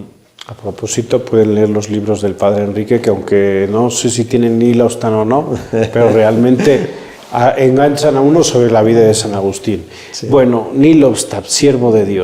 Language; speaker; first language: Spanish; native; Spanish